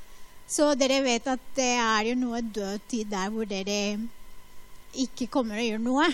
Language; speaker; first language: Norwegian; non-native, fluent; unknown